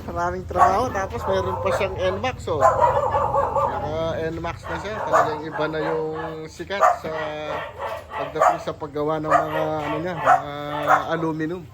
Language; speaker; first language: Filipino; non-native, local second language; Iloko